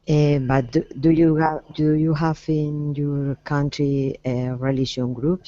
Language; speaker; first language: English; non-native, learner; Spanish